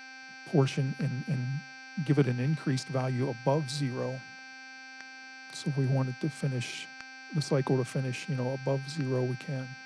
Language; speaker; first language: English; native; English